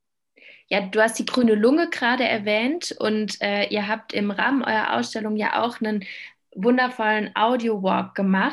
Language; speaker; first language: German; native; German